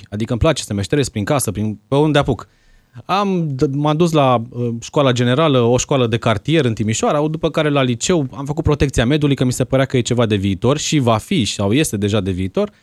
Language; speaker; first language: Romanian; native; Romanian